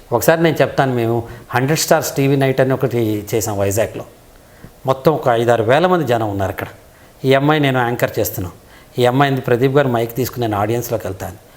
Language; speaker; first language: Telugu; native; Telugu